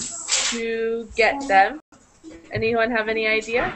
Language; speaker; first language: English; native; English